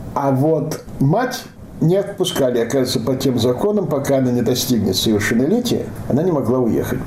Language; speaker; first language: Russian; non-native, local second language; Yiddish